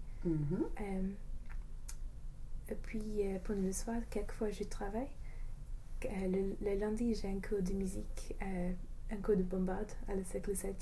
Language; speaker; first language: French; non-native, fluent; English